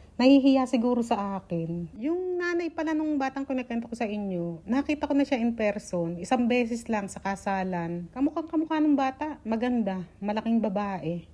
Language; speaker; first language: Filipino; native; Filipino